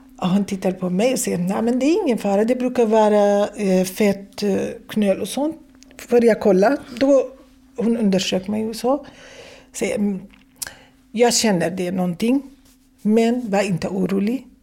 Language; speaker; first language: Swedish; non-native, fluent; Kurdish